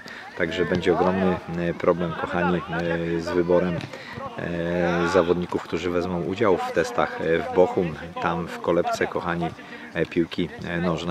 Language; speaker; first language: Polish; native; Polish